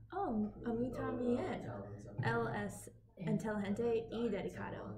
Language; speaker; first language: Spanish; non-native, learner; English